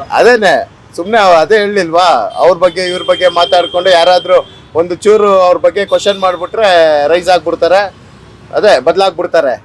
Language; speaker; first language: Kannada; native; Kannada